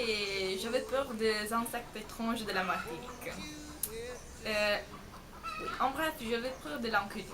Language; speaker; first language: French; non-native, learner; Italian